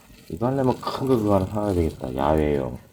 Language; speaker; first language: Korean; native; Korean